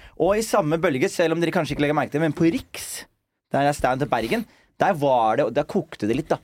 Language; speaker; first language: Norwegian; early bilingual, other home language; Somali